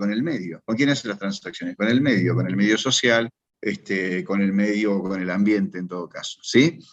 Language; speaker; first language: Spanish; native; Spanish